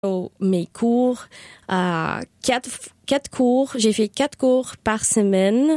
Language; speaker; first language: French; non-native, learner; Spanish